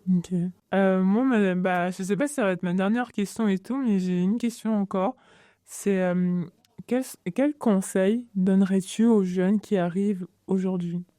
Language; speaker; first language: French; early bilingual, other home language; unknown